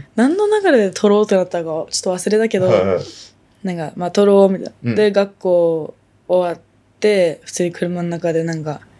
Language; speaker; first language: Japanese; non-native, local second language; English